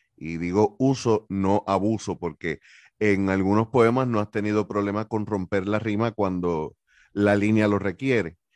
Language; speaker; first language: Spanish; native; Spanish